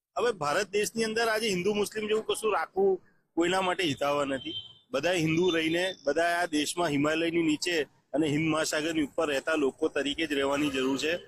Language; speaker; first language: Gujarati; native; Gujarati